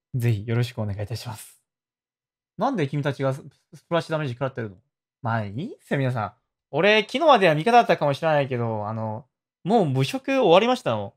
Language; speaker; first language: Japanese; non-native, fluent; Korean